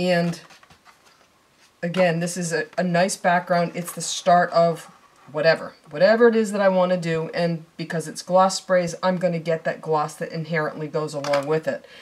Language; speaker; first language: English; native; English